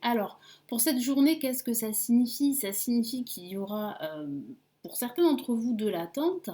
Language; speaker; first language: French; native; French